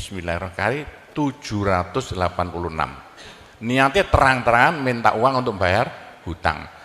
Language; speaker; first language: Indonesian; non-native, local second language; Javanese